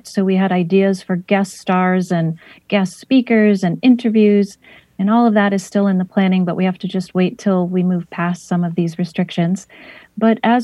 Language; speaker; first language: English; native; English